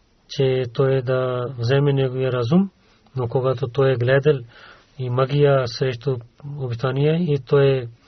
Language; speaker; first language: Bulgarian; non-native, learner; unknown